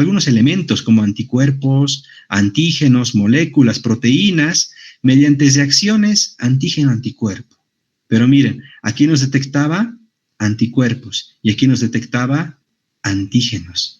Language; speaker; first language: Spanish; native; Spanish